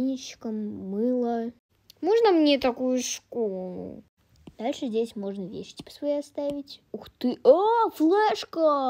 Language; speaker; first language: Russian; native; Russian